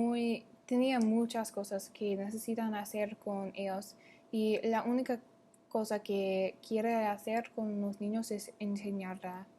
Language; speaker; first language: Spanish; non-native, learner; English